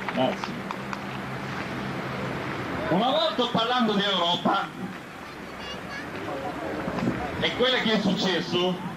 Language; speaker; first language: Italian; non-native, fluent; Albanian